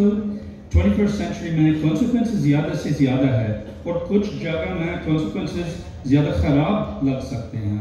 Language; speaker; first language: Hindi; non-native, learner; English